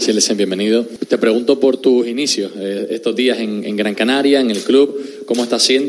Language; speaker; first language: Spanish; native; Spanish